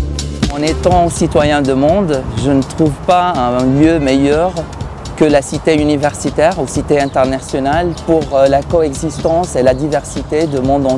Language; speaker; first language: French; non-native, fluent; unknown